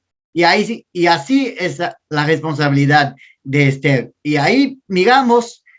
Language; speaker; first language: Spanish; non-native, learner; Portuguese